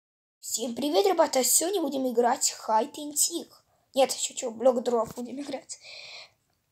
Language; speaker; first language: Russian; early bilingual, heritage; Russian